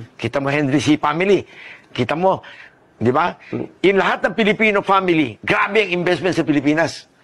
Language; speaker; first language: Filipino; native; Filipino